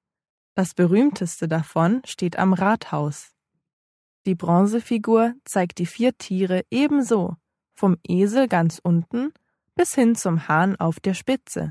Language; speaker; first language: German; native; German